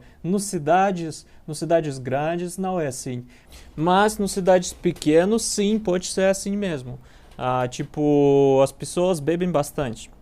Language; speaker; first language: Portuguese; non-native, learner; Russian